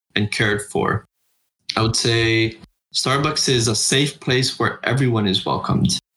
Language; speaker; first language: English; non-native, fluent; Spanish